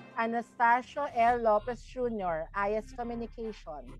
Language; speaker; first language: English; non-native, local second language; Filipino